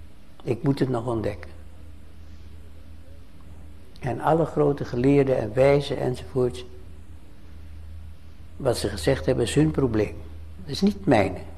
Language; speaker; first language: Dutch; native; Dutch